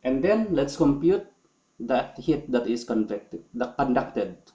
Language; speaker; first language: English; non-native, local second language; Filipino